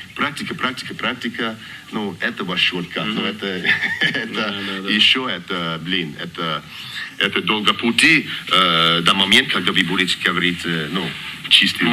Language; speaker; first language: Russian; non-native, learner; English